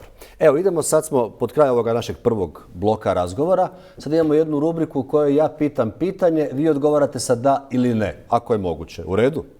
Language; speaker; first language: Croatian; native; Croatian